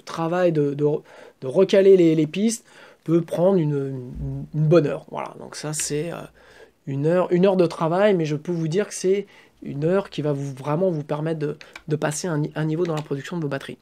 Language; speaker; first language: French; native; French